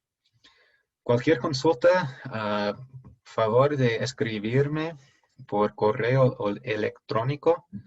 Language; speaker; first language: Spanish; non-native, fluent; English